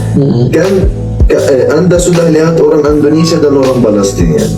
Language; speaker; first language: Indonesian; non-native, learner; Arabic